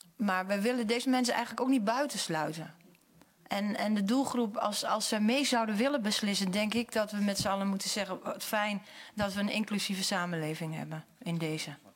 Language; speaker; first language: Dutch; native; Dutch